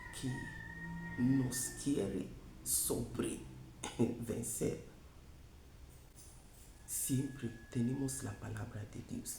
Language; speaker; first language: Spanish; non-native, fluent; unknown